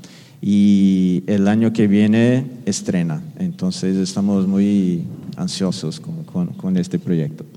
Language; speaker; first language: Spanish; non-native, fluent; Portuguese